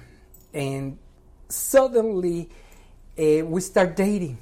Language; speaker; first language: English; non-native, fluent; Spanish